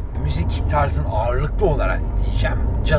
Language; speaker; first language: Turkish; native; Turkish